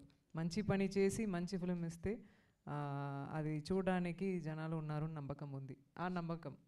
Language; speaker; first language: Telugu; non-native, fluent; Tamil